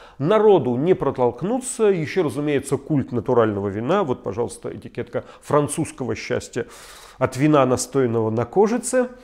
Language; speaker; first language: Russian; native; Russian